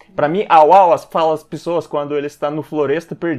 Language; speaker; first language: Portuguese; non-native, fluent; Russian